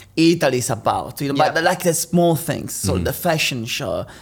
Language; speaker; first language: English; non-native, fluent; Italian